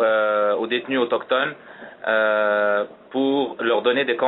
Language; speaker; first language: French; native; French